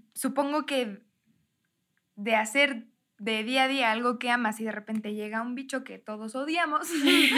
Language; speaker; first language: Spanish; native; Spanish